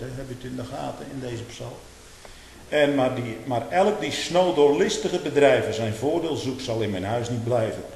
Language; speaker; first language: Dutch; native; Dutch